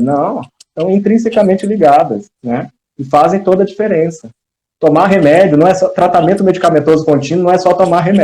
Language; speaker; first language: Portuguese; native; Portuguese